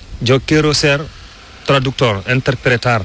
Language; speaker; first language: Spanish; non-native, learner; Fula